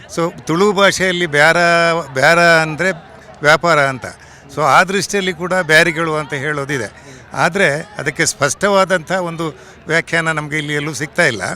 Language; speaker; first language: Kannada; non-native, local second language; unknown